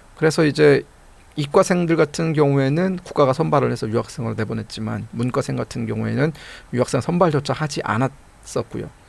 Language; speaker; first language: Korean; native; Korean